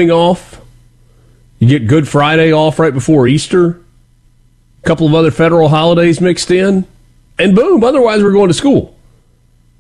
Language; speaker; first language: English; native; English